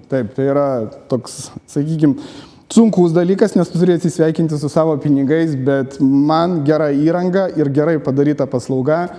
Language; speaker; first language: Lithuanian; non-native, local second language; Polish